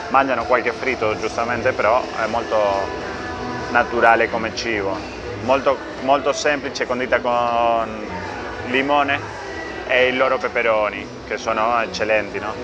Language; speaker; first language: Italian; non-native, fluent; Spanish